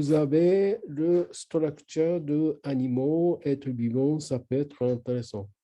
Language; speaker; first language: French; non-native, learner; Japanese